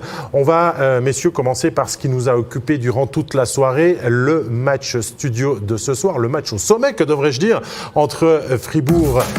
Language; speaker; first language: French; native; French